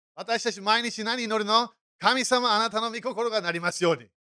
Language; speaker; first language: Japanese; non-native, fluent; English